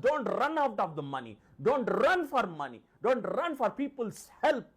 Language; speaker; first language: English; non-native, local second language; Telugu